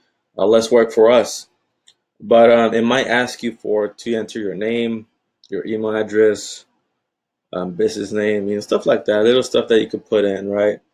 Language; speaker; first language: English; native; English